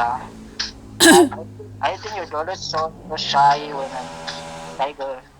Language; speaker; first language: English; non-native, learner; Indonesian